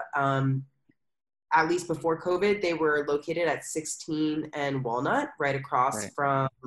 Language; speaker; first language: English; native; English